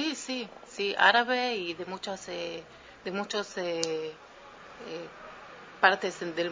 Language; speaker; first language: Spanish; early bilingual, heritage; Spanish